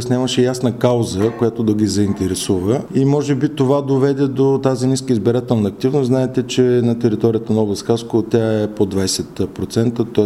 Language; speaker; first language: Bulgarian; native; Bulgarian